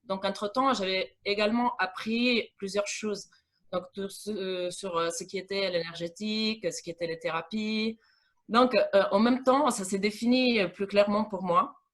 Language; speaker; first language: French; non-native, fluent; Italian